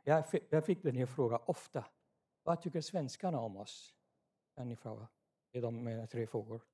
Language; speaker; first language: Swedish; non-native, fluent; English